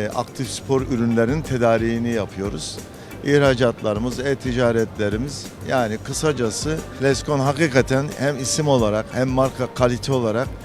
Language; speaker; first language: Turkish; native; Turkish